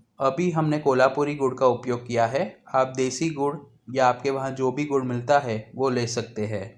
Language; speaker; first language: Hindi; non-native, local second language; Gujarati